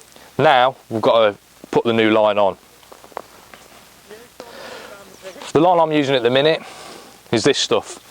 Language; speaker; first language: English; native; English